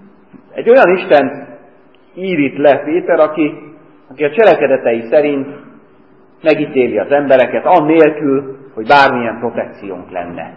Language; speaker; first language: Hungarian; native; Hungarian